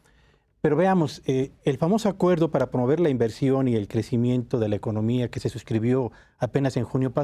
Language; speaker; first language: Spanish; native; Spanish